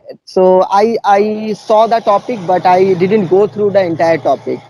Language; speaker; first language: English; non-native, fluent; Bangla